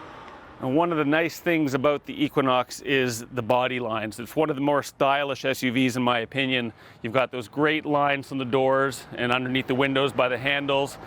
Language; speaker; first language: English; native; English